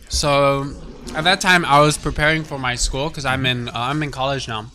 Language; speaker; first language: English; early bilingual, heritage; English